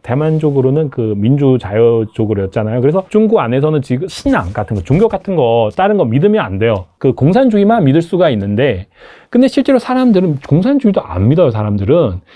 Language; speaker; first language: Korean; non-native, fluent; Chinese